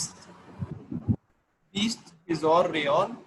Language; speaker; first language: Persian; non-native, learner; Urdu